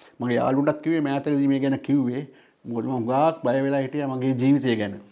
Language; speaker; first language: Sinhala; non-native, local second language; Tamil